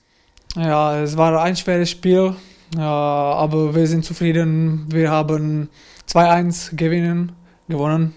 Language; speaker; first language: German; non-native, learner; Czech